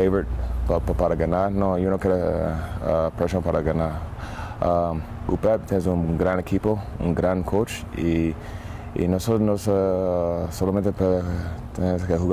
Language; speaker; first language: Spanish; non-native, learner; English